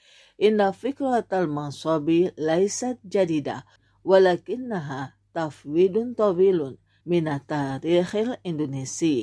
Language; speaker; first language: Arabic; non-native, fluent; Indonesian